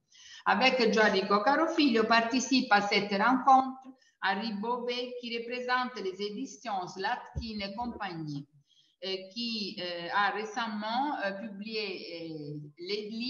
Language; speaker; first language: French; non-native, fluent; Italian